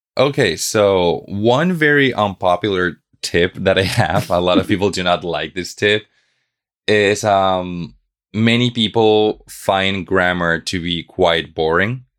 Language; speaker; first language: English; non-native, fluent; Spanish